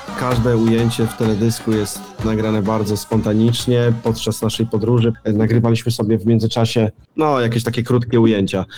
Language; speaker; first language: Polish; native; Polish